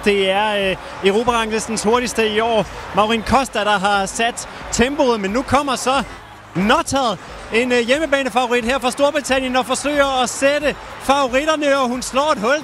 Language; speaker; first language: Danish; native; Danish